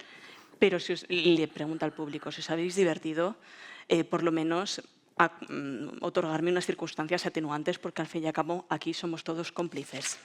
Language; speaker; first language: Spanish; native; Spanish